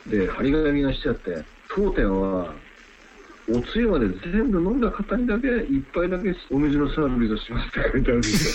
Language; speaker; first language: Japanese; native; Japanese